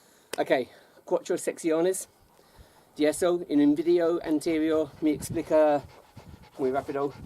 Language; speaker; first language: Spanish; non-native, learner; English